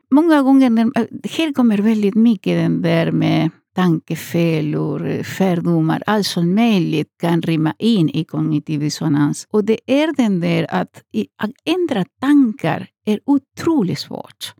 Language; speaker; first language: Swedish; non-native, fluent; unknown